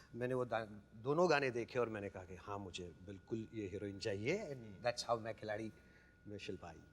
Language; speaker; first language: Hindi; native; Hindi